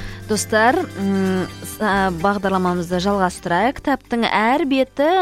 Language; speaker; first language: Kazakh; native; Kazakh